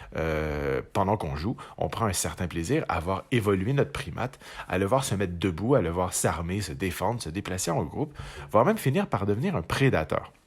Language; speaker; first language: French; native; French